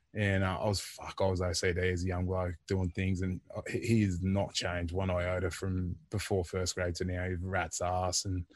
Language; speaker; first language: English; native; English